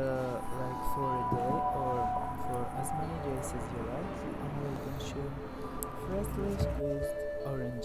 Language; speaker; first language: English; non-native, fluent; Greek